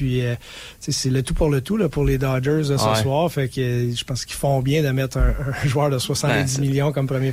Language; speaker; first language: French; native; French